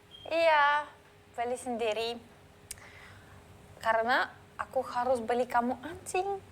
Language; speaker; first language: Indonesian; non-native, learner; Russian